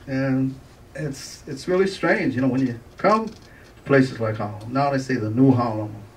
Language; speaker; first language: English; native; English